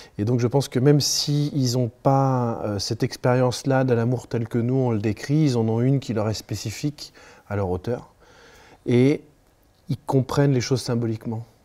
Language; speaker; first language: French; native; French